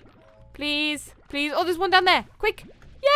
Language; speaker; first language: English; native; English